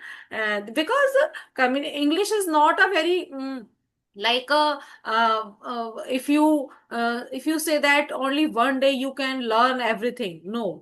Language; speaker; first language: English; non-native, fluent; Hindi